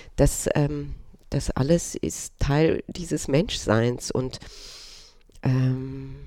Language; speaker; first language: German; early bilingual, other home language; Romanian